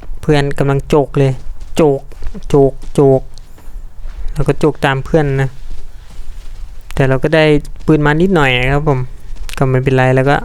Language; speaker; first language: Thai; native; Thai